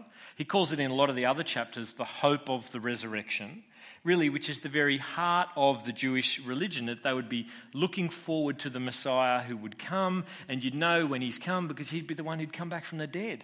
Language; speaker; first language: English; native; English